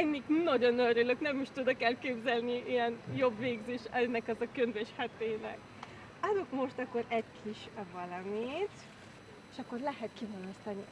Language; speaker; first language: Hungarian; non-native, fluent; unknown